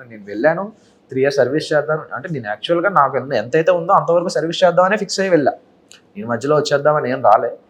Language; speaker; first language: Telugu; native; Telugu